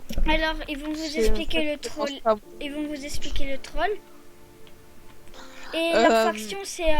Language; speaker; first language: French; native; French